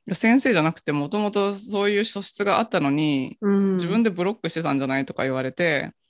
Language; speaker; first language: Japanese; native; Japanese